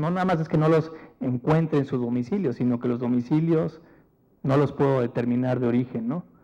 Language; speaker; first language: Spanish; native; Spanish